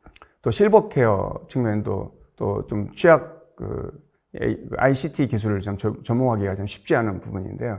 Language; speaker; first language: Korean; native; Korean